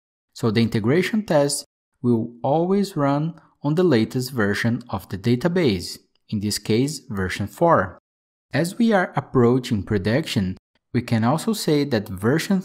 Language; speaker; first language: English; non-native, fluent; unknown